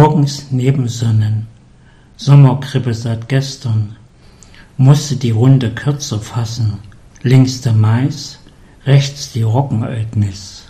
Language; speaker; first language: German; native; German